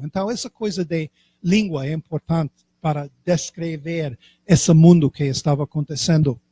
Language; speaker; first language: Portuguese; non-native, fluent; English